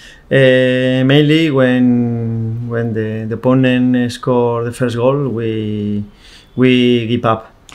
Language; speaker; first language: English; non-native, fluent; Spanish